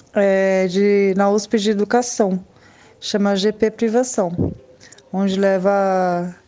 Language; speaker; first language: Portuguese; native; Portuguese